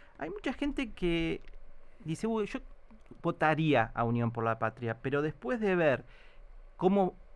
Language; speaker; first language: Spanish; native; Spanish